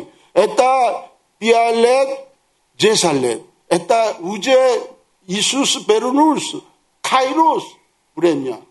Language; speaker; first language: Russian; non-native, learner; Korean